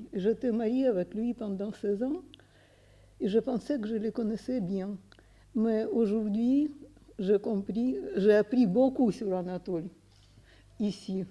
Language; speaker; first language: French; non-native, fluent; Russian